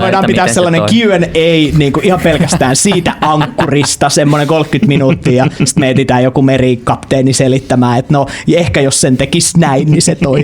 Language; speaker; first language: Finnish; native; Finnish